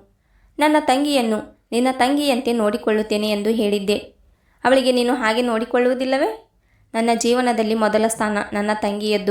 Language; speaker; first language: Kannada; native; Kannada